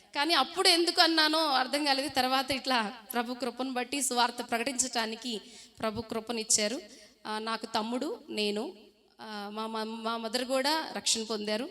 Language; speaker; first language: Telugu; non-native, fluent; Hindi